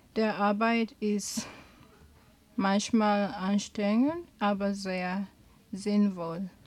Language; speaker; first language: German; non-native, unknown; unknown